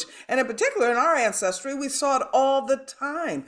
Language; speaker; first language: English; native; English